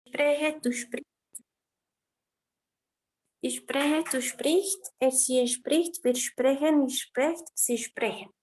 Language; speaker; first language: German; non-native, fluent; Spanish